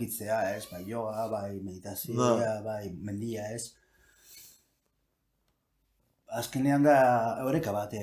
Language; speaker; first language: Basque; non-native, local second language; Spanish